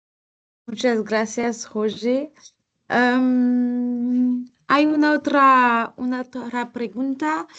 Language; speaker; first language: Spanish; non-native, learner; French